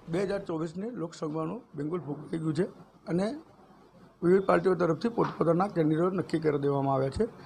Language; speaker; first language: Gujarati; native; Gujarati